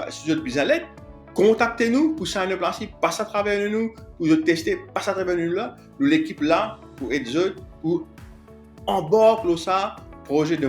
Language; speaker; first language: French; non-native, local second language; Morisyen